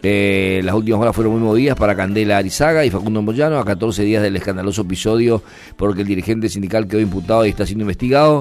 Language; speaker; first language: Spanish; native; Spanish